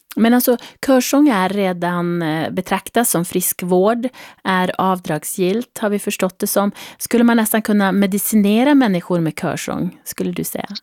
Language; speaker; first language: Swedish; native; Swedish